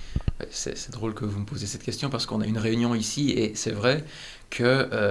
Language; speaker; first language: French; native; French